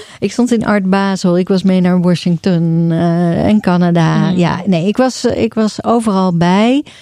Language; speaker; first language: Dutch; native; Dutch